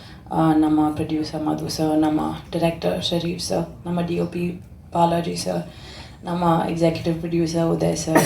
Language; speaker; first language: Tamil; non-native, learner; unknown